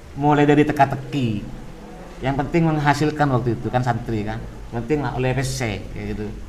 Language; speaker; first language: Indonesian; non-native, local second language; Madurese